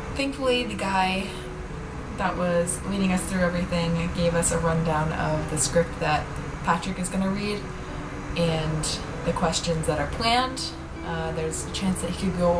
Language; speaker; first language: English; native; English